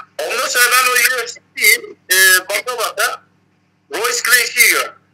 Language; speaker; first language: Turkish; early bilingual, heritage; Turkish